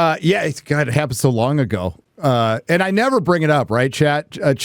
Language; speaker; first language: English; native; English